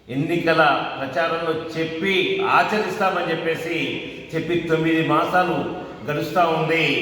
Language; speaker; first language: Telugu; native; Telugu